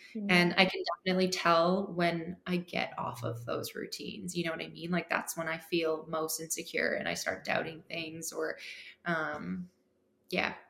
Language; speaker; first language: English; native; English